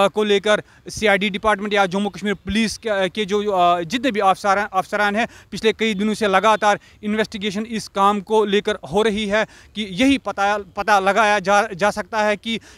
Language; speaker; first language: Hindi; non-native, local second language; Kashmiri